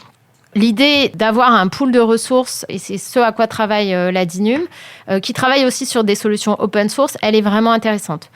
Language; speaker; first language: French; native; French